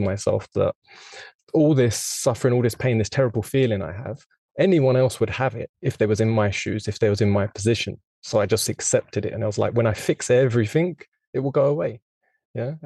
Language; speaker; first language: English; native; English